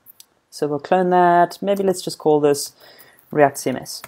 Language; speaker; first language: English; native; English